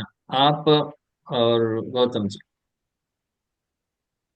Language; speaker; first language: Hindi; non-native, fluent; Telugu